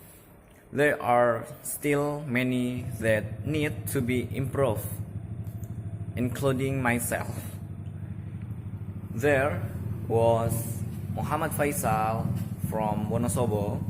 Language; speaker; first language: English; non-native, learner; Indonesian